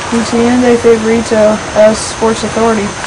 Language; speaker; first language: Spanish; non-native, learner; English